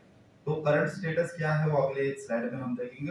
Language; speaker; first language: Hindi; non-native, local second language; Marathi